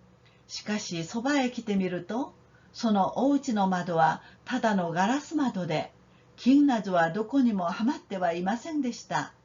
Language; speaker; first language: Japanese; non-native, fluent; Korean